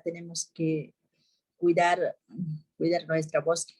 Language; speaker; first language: Spanish; non-native, local second language; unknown